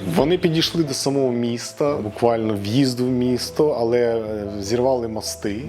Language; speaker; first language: Ukrainian; native; Ukrainian